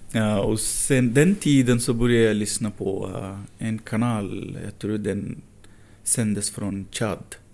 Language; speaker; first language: Swedish; non-native, fluent; Arabic